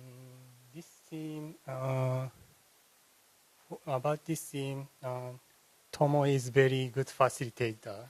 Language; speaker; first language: English; non-native, learner; Japanese